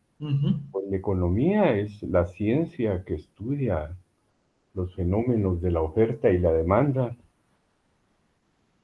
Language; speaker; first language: Spanish; native; Spanish